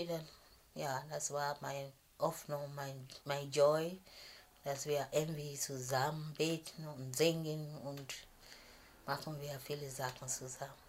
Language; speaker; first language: German; non-native, fluent; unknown